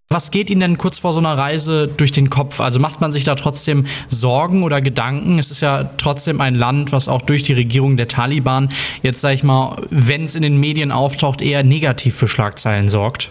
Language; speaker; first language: German; native; German